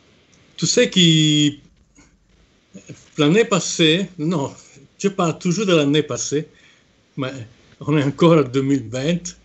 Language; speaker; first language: French; non-native, fluent; Italian